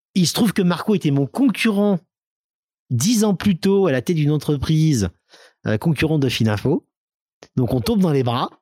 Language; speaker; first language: French; native; French